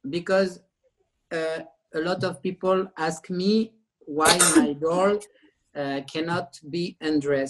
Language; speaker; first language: English; non-native, learner; French